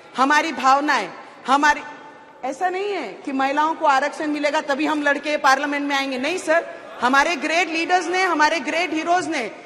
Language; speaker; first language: Hindi; native; Hindi